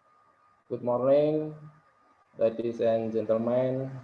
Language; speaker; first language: English; non-native, local second language; Indonesian